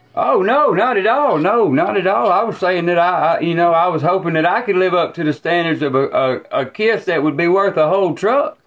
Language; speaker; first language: English; native; English